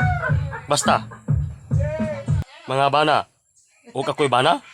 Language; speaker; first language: Filipino; non-native, local second language; Cebuano